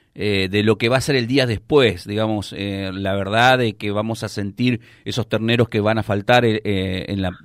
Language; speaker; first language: Spanish; native; Spanish